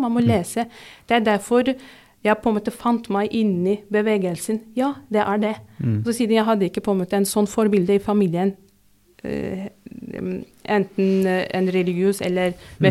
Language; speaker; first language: Norwegian; non-native, fluent; Turkish